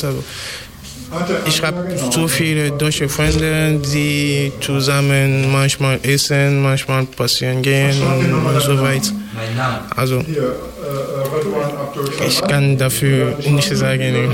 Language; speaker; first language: German; non-native, fluent; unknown